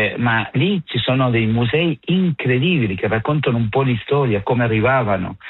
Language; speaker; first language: Italian; non-native, fluent; Spanish